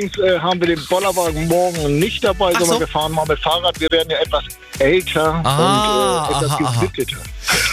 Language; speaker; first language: German; native; German